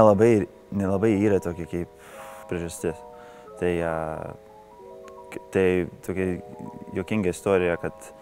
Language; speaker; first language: Lithuanian; early bilingual, heritage; Lithuanian